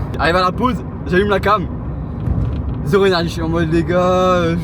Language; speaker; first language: French; native; French